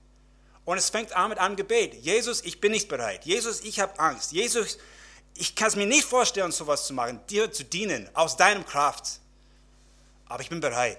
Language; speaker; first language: German; non-native, fluent; English